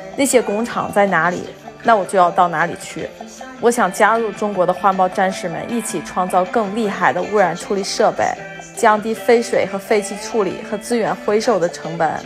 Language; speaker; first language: Chinese; non-native, fluent; English